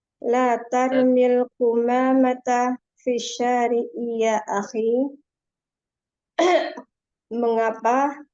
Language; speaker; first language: Arabic; non-native, learner; Indonesian